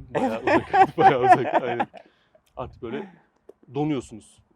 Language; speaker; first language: Turkish; native; Turkish